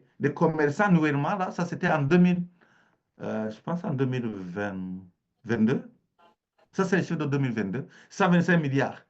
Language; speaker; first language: French; native; French